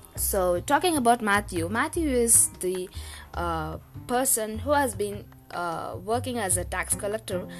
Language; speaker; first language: English; non-native, local second language; Tamil